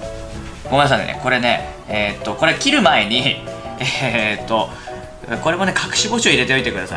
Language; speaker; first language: Japanese; native; Japanese